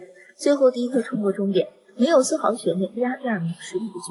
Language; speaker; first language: Chinese; native; Chinese